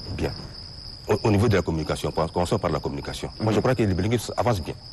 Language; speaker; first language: French; non-native, local second language; Arabic